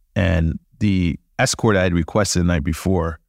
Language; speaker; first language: English; early bilingual, other home language; French